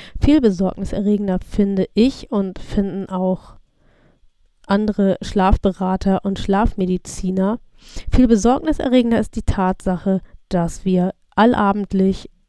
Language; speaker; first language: German; native; German